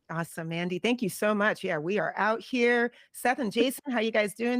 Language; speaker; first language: English; native; English